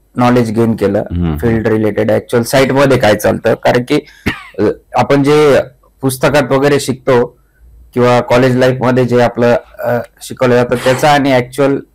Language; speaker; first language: Marathi; native; Marathi